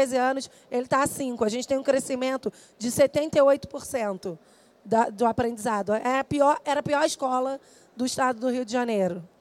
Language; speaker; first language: Portuguese; native; Portuguese